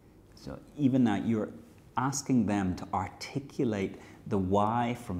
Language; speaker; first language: English; native; English